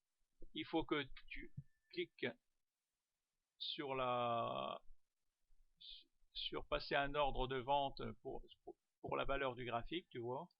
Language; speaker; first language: French; native; French